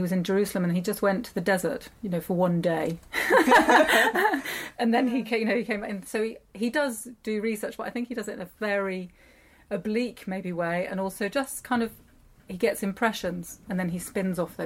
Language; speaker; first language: English; native; English